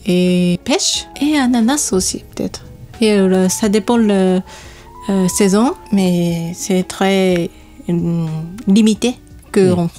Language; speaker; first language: French; non-native, learner; Japanese